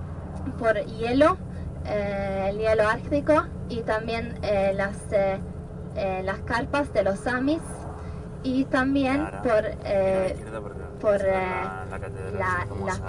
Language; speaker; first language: Spanish; non-native, fluent; Norwegian